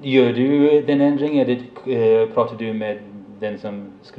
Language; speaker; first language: Swedish; non-native, fluent; English